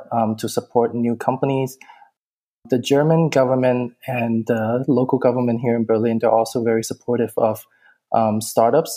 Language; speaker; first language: English; native; English